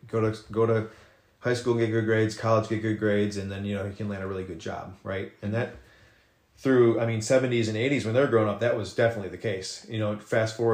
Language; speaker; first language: English; native; English